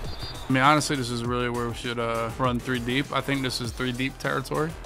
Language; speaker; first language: English; native; English